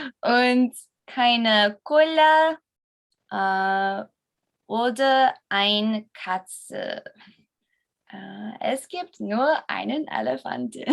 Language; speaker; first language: German; non-native, learner; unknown